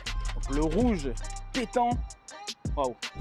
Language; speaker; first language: French; native; French